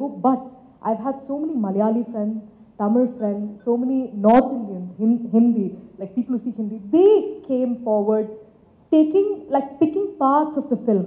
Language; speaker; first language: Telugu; non-native, local second language; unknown